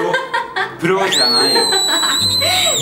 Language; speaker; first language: Japanese; non-native, learner; Spanish